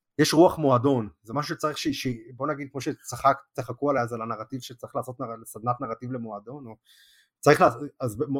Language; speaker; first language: Hebrew; native; Hebrew